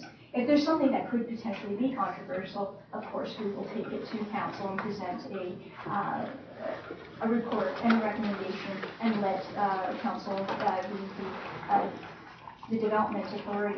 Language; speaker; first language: English; native; English